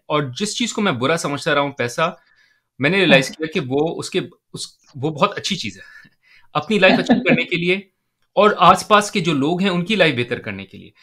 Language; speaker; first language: Urdu; native; Urdu